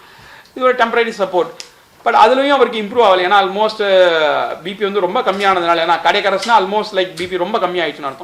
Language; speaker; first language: Tamil; native; Tamil